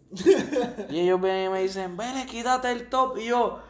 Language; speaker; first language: Spanish; native; Spanish